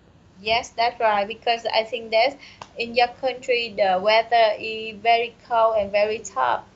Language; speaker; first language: English; non-native, learner; Vietnamese